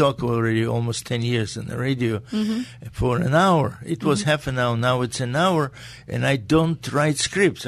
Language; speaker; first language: English; non-native, fluent; Latvian